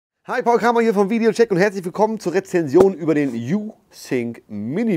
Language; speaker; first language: German; native; German